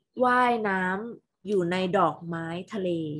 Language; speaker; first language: Thai; native; Thai